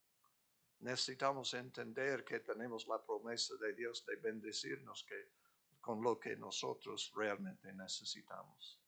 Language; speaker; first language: Spanish; non-native, fluent; English